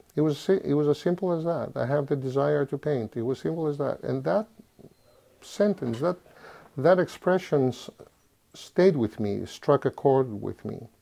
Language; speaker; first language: English; non-native, fluent; Greek